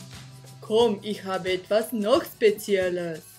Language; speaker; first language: German; non-native, fluent; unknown